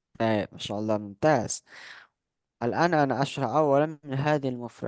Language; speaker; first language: Arabic; non-native, fluent; Indonesian